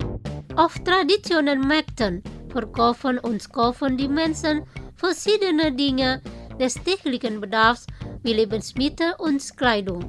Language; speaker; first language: German; non-native, fluent; Indonesian